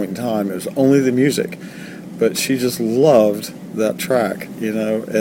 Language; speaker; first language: English; native; English